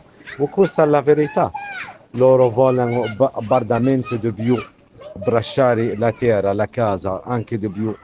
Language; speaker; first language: Italian; non-native, learner; Arabic